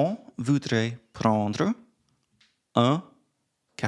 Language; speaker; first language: French; non-native, learner; English